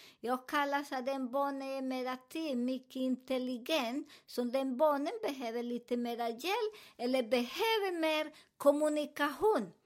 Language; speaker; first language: Swedish; non-native, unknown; Spanish